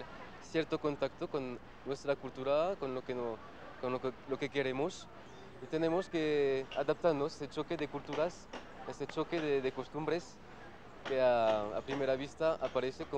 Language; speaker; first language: Spanish; non-native, fluent; French